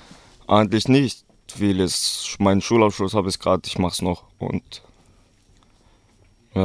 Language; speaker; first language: German; early bilingual, other home language; Kurdish